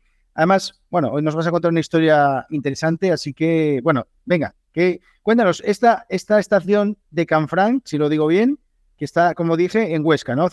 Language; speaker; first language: Spanish; native; Spanish